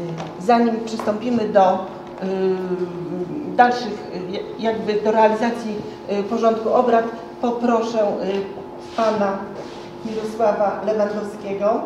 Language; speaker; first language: Polish; native; Polish